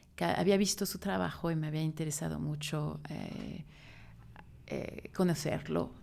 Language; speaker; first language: Spanish; non-native, fluent; French